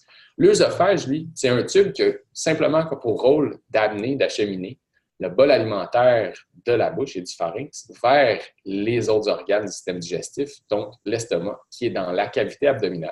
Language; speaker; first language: French; native; French